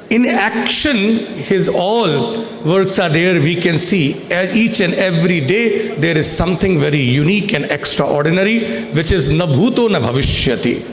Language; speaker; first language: English; non-native, local second language; Kannada